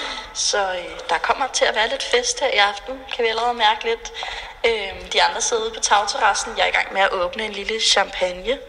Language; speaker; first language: Danish; native; Danish